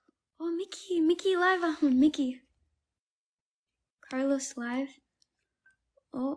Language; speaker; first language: Amharic; non-native, learner; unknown